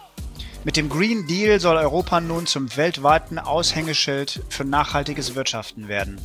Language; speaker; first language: German; native; German